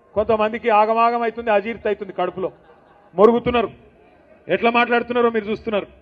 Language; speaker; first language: Telugu; native; Telugu